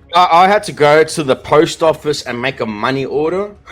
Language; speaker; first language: English; native; English